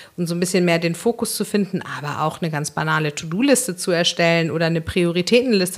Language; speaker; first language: German; native; German